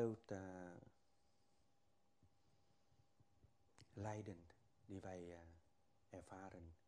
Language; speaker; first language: Dutch; non-native, fluent; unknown